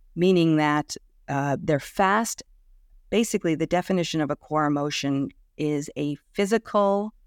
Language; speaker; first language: English; native; English